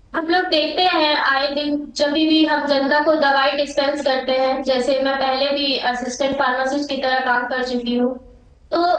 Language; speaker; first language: Hindi; native; Hindi